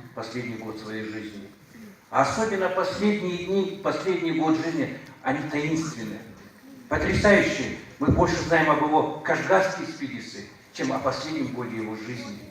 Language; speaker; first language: Russian; non-native, local second language; Uyghur